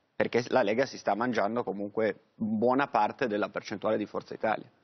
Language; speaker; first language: Italian; native; Italian